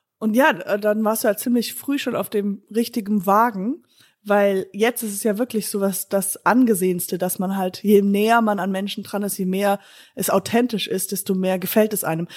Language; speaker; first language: German; non-native, fluent; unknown